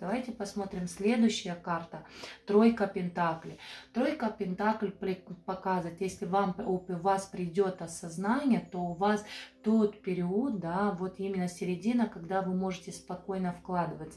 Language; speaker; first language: Russian; non-native, fluent; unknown